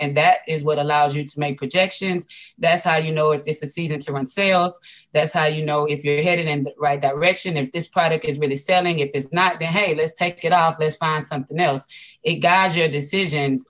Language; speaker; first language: English; native; English